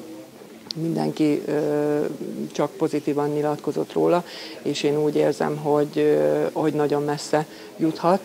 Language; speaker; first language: Hungarian; native; Hungarian